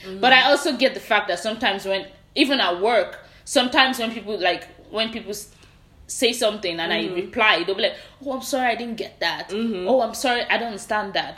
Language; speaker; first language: English; non-native, local second language; Yoruba